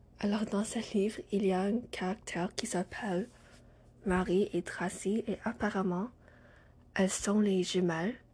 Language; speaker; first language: French; non-native, learner; English